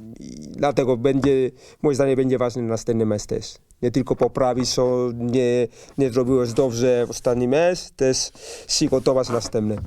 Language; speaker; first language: Polish; non-native, learner; Spanish